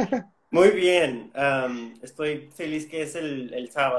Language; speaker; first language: Spanish; non-native, fluent; English